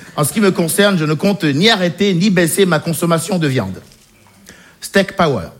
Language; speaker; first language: French; native; French